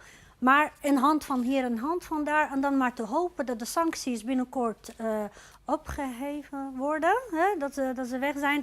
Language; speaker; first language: Dutch; non-native, fluent; Arabic